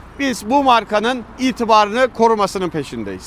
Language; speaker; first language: Turkish; native; Turkish